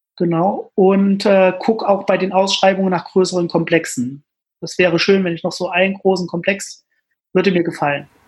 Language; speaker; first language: German; native; German